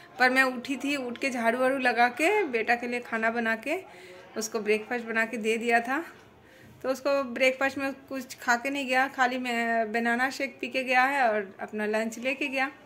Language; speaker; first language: Hindi; non-native, local second language; Bangla